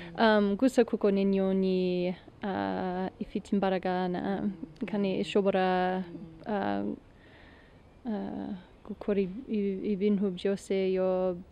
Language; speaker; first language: Kinyarwanda; non-native, learner; English